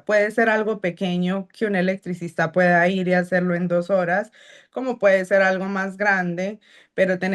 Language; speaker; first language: Spanish; early bilingual, heritage; Spanish